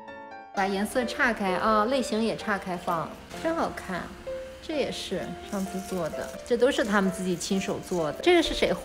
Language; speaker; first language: Chinese; native; Chinese